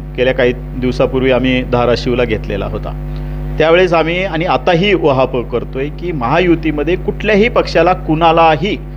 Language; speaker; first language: Marathi; native; Marathi